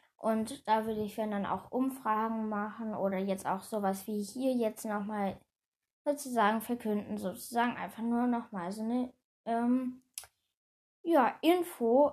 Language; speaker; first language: German; native; German